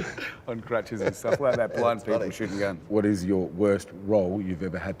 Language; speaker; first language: English; native; English